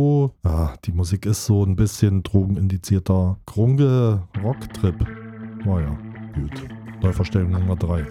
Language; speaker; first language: German; native; German